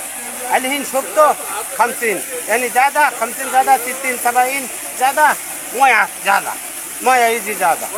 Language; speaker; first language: Arabic; non-native, learner; Bangla